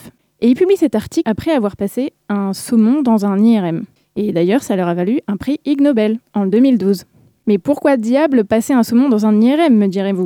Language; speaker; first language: French; native; French